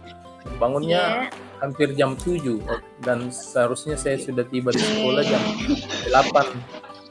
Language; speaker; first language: Indonesian; non-native, local second language; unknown